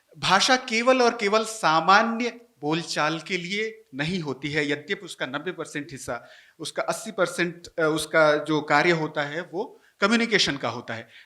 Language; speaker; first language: Hindi; native; Hindi